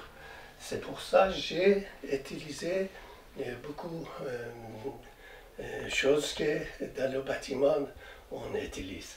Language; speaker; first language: French; non-native, learner; Persian